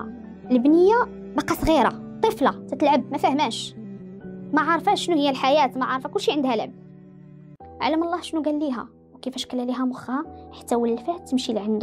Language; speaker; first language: Arabic; native; Arabic